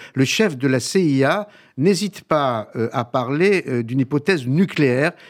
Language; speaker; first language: French; native; French